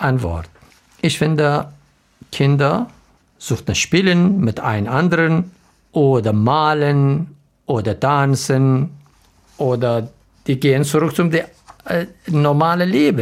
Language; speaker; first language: German; non-native, learner; Arabic